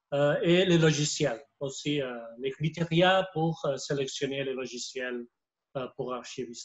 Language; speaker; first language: French; non-native, fluent; Spanish